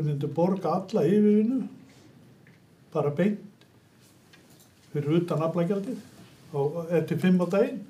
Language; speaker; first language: Icelandic; native; Icelandic